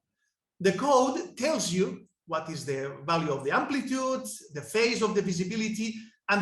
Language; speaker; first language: English; non-native, fluent; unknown